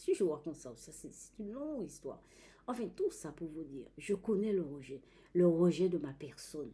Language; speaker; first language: French; native; French